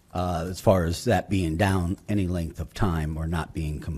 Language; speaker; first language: English; native; English